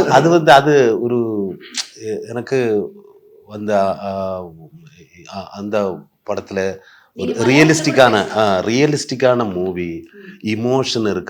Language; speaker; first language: Tamil; non-native, learner; Malayalam